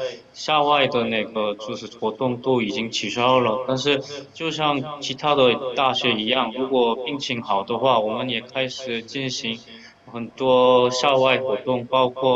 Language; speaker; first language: Chinese; non-native, fluent; Korean